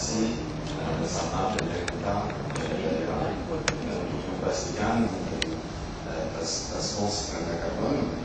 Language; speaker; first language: Indonesian; non-native, learner; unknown